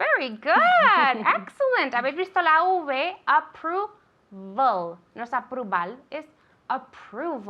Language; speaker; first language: Spanish; non-native, fluent; English